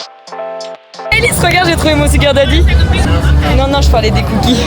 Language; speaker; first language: French; native; French